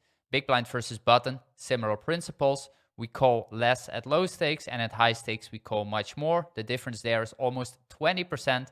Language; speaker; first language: English; non-native, fluent; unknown